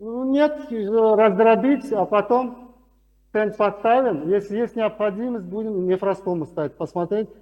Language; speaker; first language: Russian; non-native, local second language; Uzbek